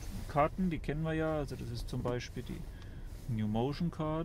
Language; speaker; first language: German; native; German